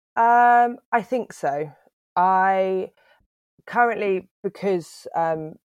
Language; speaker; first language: English; native; English